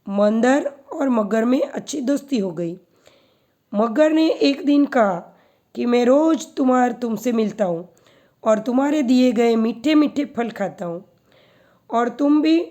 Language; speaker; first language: Hindi; non-native, local second language; Gujarati